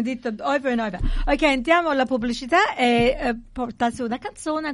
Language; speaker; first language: Italian; early bilingual, heritage; English